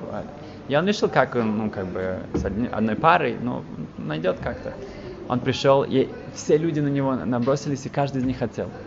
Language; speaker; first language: Russian; early bilingual, heritage; Russian